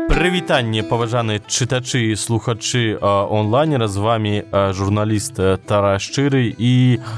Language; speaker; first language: Belarusian; non-native, local second language; Russian